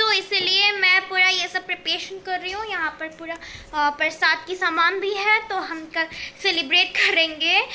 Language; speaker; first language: Hindi; non-native, local second language; Assamese